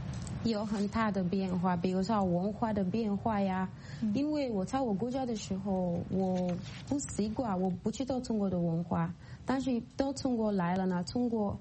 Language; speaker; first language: Chinese; non-native, fluent; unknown